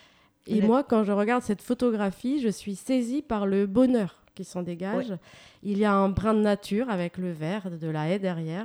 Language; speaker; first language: French; native; French